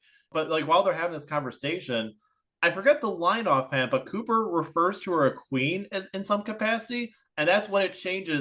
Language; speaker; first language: English; native; English